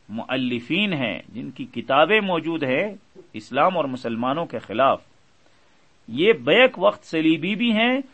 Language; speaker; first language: Urdu; native; Urdu